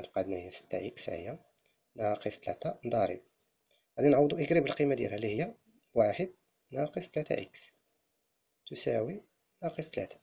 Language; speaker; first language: Arabic; native; Arabic